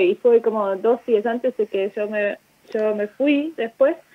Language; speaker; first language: Spanish; non-native, fluent; German